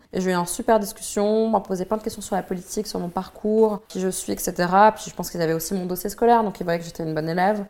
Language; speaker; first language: French; native; French